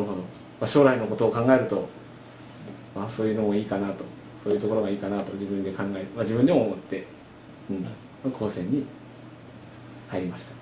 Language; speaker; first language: Japanese; native; Japanese